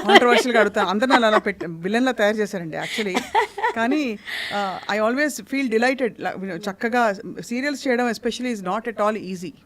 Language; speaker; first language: Telugu; native; Telugu